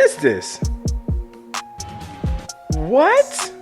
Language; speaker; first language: English; native; English